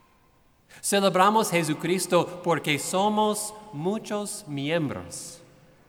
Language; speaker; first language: Spanish; non-native, fluent; English